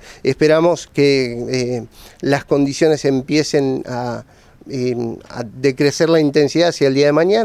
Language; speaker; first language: Spanish; native; Spanish